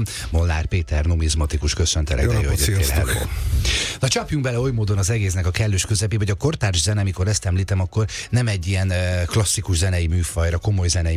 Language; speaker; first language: Hungarian; native; Hungarian